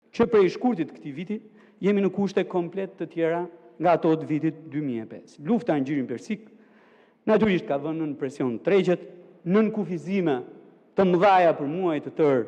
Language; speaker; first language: Albanian; native; Albanian